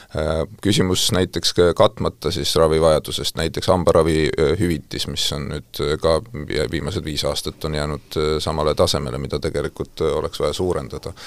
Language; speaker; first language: Estonian; non-native, local second language; Russian